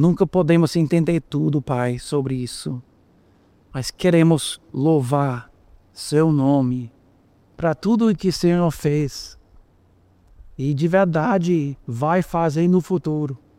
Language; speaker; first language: Portuguese; non-native, fluent; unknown